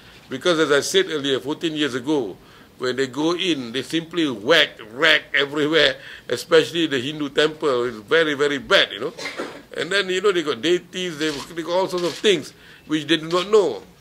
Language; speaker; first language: English; non-native, local second language; Malay